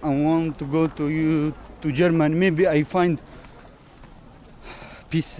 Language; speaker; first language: English; non-native, learner; Arabic